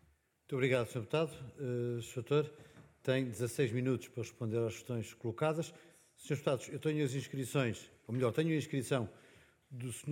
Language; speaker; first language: Portuguese; native; Portuguese